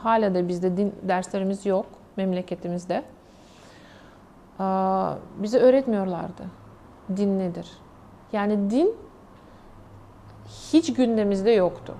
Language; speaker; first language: Turkish; non-native, fluent; Russian